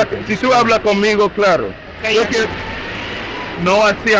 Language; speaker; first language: Spanish; non-native, learner; English